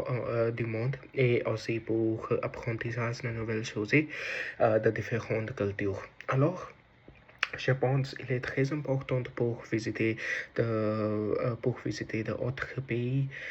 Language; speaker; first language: French; non-native, learner; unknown